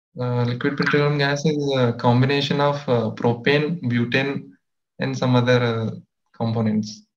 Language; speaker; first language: English; non-native, local second language; Telugu